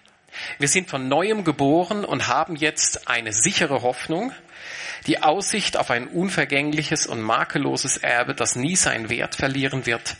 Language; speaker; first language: German; native; German